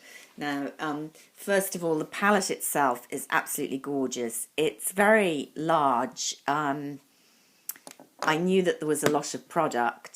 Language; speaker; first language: English; native; English